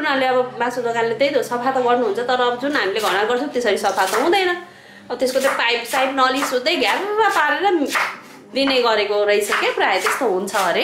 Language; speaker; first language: Nepali; native; Nepali